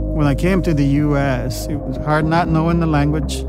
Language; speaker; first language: English; early bilingual, other home language; Spanish